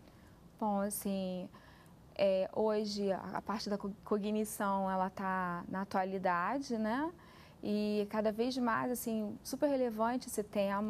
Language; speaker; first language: Portuguese; native; Portuguese